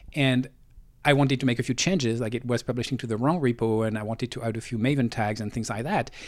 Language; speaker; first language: English; non-native, fluent; French